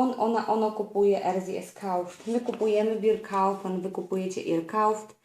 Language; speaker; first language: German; non-native, fluent; Polish